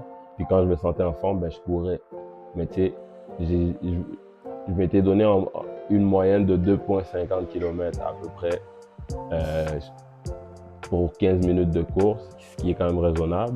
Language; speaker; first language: French; native; French